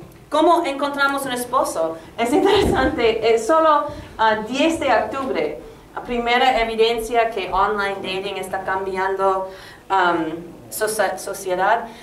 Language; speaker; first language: Spanish; non-native, learner; English